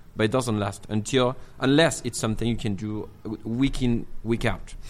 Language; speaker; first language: English; non-native, fluent; French